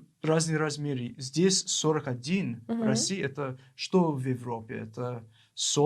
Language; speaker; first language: Russian; non-native, learner; English